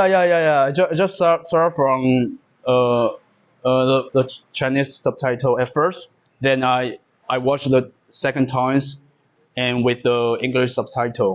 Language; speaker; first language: English; non-native, learner; Chinese